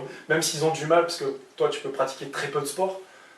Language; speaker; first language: French; native; French